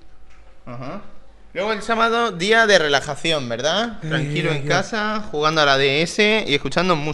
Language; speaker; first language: Spanish; native; Spanish